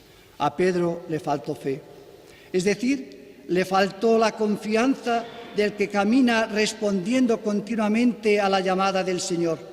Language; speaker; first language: Spanish; native; Spanish